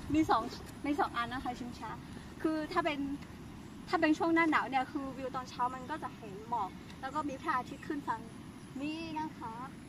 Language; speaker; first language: Thai; non-native, local second language; Karen languages